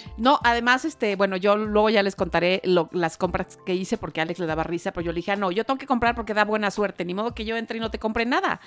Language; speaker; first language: Spanish; native; Spanish